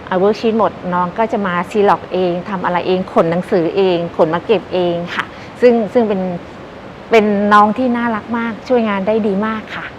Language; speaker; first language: Thai; native; Thai